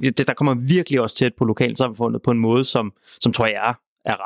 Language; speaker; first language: Danish; native; Danish